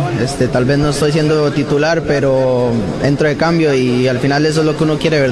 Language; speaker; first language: Spanish; native; Spanish